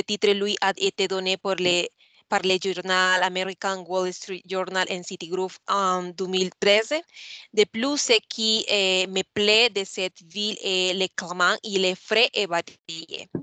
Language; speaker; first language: French; non-native, learner; Spanish